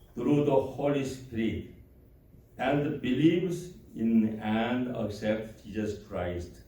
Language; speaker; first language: English; non-native, learner; Korean